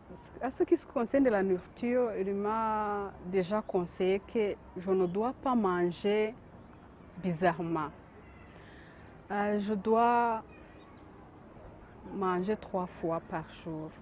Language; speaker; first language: French; non-native, local second language; Kinyarwanda